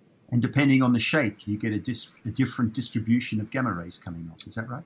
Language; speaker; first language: English; native; English